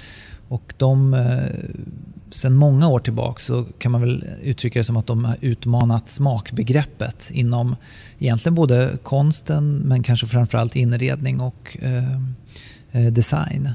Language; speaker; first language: Swedish; native; Swedish